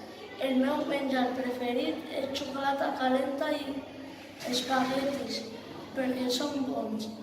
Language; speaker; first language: Catalan; early bilingual, other home language; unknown